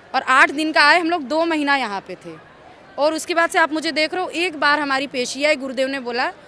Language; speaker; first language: Hindi; native; Hindi